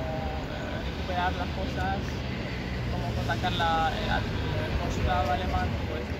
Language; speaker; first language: Spanish; non-native, fluent; German